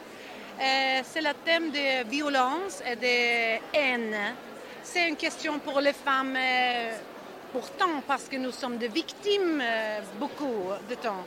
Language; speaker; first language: French; non-native, learner; Swedish